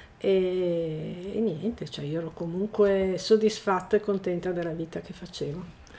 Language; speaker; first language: Italian; native; Italian